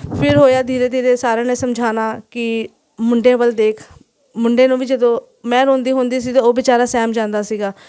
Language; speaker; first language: Punjabi; non-native, local second language; Hindi